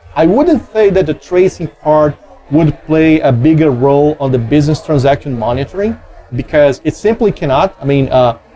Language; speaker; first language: English; non-native, fluent; Portuguese